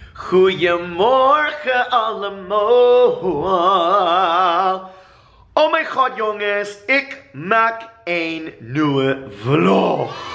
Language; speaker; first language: Dutch; non-native, learner; English